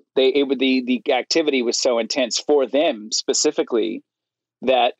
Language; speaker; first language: English; native; English